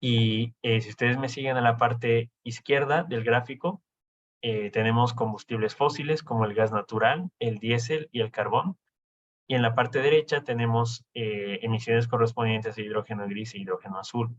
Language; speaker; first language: Spanish; native; Spanish